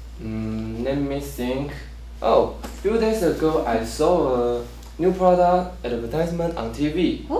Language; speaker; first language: English; non-native, learner; Chinese